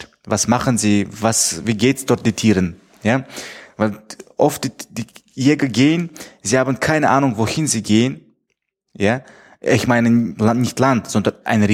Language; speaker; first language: German; non-native, fluent; Tajik